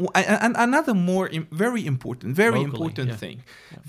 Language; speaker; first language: English; non-native, fluent; Arabic